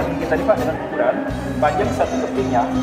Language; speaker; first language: Indonesian; native; Indonesian